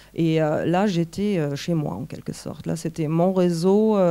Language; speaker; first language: French; non-native, fluent; German